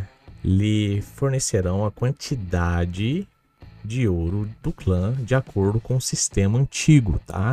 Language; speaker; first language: Portuguese; native; Portuguese